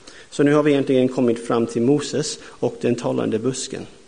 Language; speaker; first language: Swedish; non-native, fluent; English